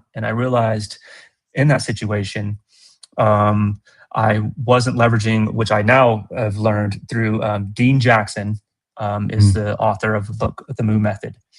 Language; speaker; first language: English; native; English